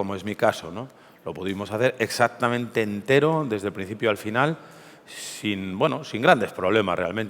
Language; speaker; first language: Spanish; native; Spanish